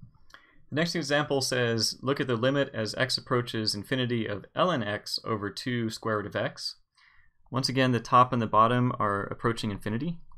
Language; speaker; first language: English; native; English